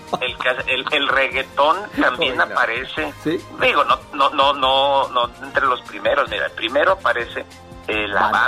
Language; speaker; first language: Spanish; native; Spanish